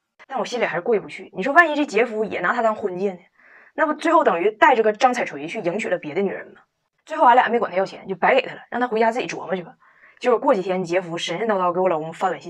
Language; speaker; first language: Chinese; native; Chinese